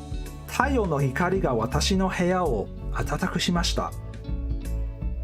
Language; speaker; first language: Japanese; non-native, learner; English